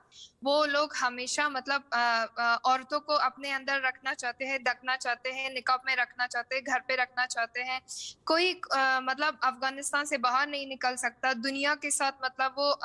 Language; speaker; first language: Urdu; non-native, fluent; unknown